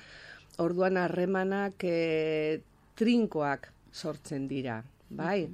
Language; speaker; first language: Basque; non-native, local second language; Spanish